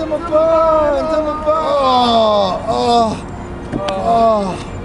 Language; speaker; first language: Chinese; non-native, learner; English